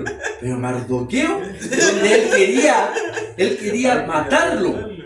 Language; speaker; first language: Spanish; native; Spanish